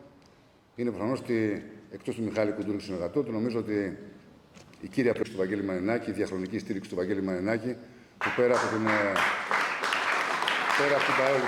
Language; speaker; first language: Greek; native; Greek